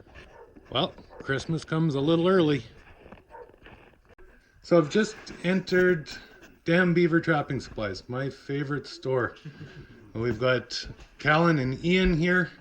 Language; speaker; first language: English; native; English